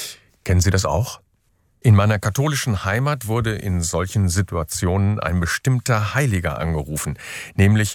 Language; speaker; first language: German; native; German